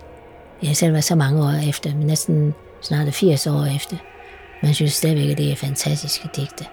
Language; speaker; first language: Danish; non-native, fluent; Chinese